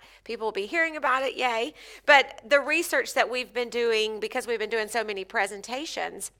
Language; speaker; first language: English; native; English